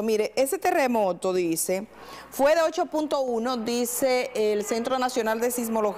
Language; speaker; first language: Spanish; native; Spanish